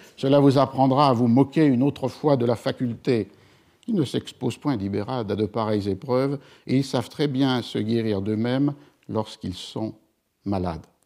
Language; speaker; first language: French; native; French